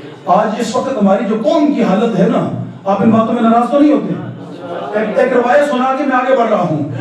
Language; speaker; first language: Urdu; native; Urdu